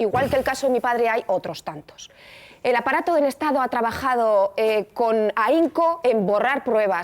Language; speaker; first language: Spanish; native; Spanish